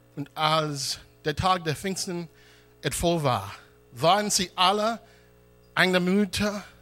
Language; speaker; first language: German; non-native, learner; English